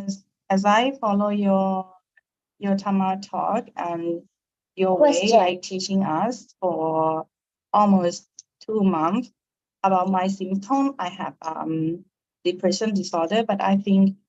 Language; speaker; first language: English; non-native, learner; Thai